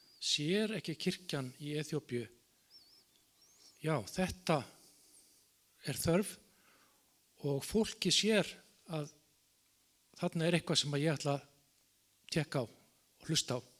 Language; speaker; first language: Icelandic; non-native, fluent; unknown